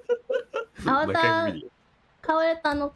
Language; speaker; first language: Japanese; non-native, learner; Thai